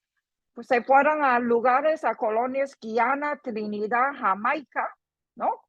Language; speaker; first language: Spanish; non-native, fluent; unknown